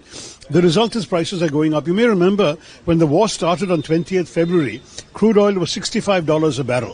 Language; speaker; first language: English; non-native, local second language; Malayalam